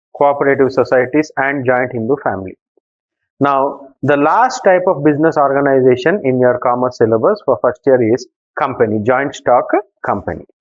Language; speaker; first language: English; non-native, local second language; Telugu